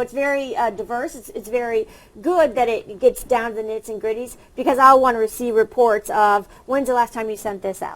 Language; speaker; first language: English; native; English